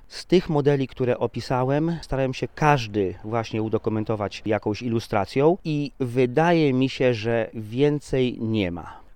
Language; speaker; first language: Polish; native; Polish